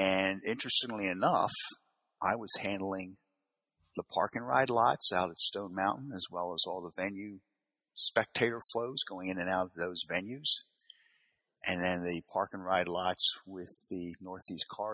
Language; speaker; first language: English; native; English